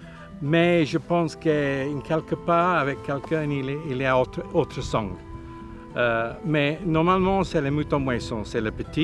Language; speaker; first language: French; non-native, learner; English